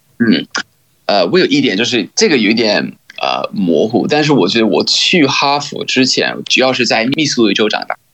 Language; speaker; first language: Chinese; non-native, fluent; English